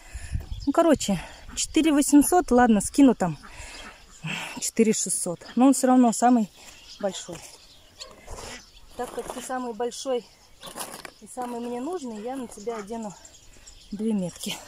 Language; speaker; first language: Russian; native; Russian